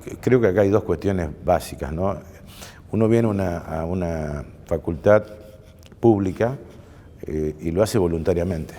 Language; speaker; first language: Spanish; native; Spanish